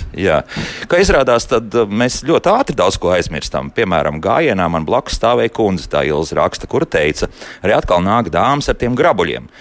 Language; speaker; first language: Latvian; native; Latvian